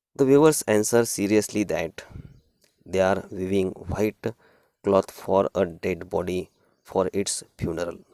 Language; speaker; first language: English; non-native, local second language; Marathi